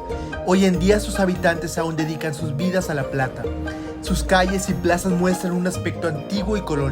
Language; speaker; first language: Spanish; native; Spanish